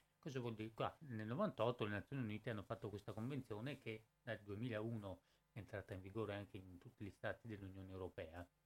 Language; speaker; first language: Italian; native; Italian